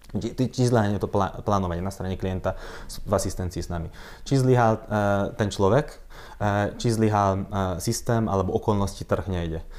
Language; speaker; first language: Slovak; non-native, local second language; Hungarian